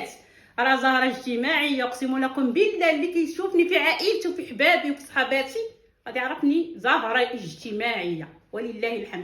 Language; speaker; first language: Arabic; native; Arabic